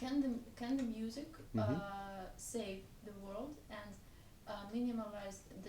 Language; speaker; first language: English; non-native, fluent; Russian